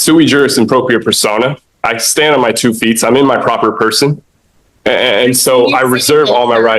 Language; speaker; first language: English; native; English